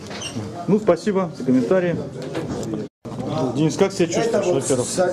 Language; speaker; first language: Russian; native; Russian